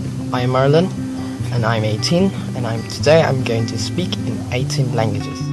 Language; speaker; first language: English; non-native, local second language; Filipino